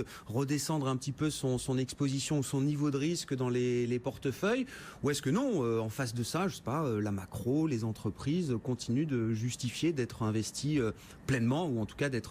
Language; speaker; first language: French; native; French